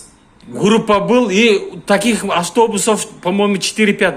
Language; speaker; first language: Russian; non-native, local second language; Kyrgyz